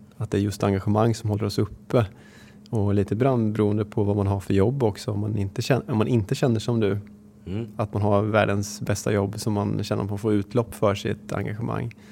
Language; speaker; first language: Swedish; native; Swedish